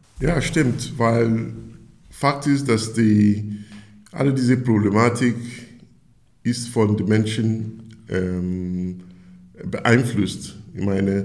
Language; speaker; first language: German; non-native, fluent; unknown